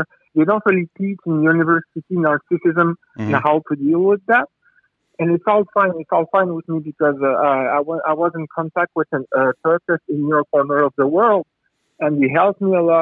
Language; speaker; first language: English; non-native, fluent; French